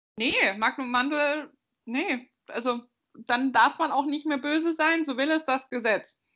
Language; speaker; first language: German; native; German